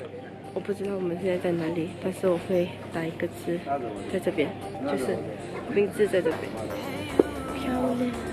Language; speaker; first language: Chinese; early bilingual, heritage; Cantonese